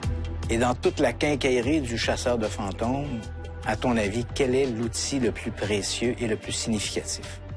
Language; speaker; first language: French; native; French